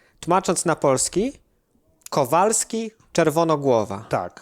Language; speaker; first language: Polish; native; Polish